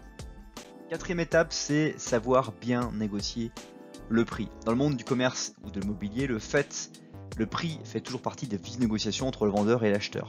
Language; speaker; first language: French; native; French